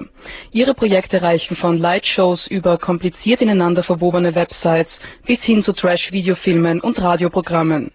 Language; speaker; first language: German; native; German